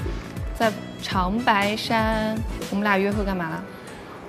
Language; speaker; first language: Chinese; native; Chinese